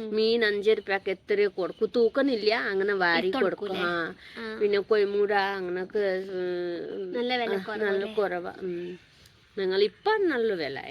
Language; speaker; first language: Malayalam; non-native, local second language; Hindi